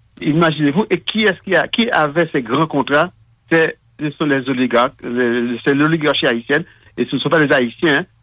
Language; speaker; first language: French; non-native, local second language; Haitian Creole